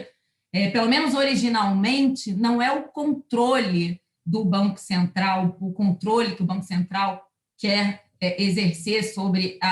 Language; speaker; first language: Portuguese; native; Portuguese